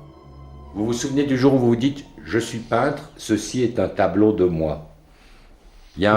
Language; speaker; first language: French; native; French